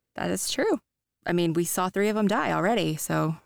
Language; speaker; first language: English; native; English